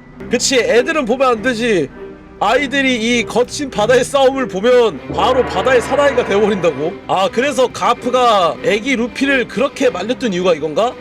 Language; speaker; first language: Korean; native; Korean